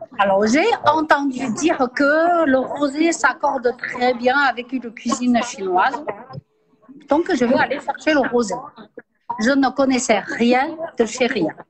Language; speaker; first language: French; non-native, fluent; Chinese